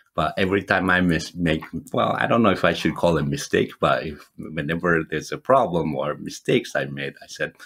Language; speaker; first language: English; non-native, fluent; Japanese